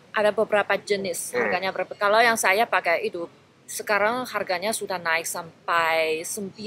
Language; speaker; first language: Indonesian; non-native, fluent; Chinese